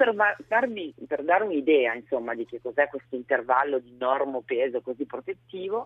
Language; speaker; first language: Italian; native; Italian